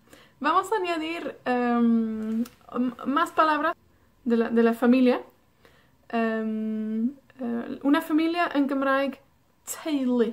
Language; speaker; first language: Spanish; non-native, fluent; Welsh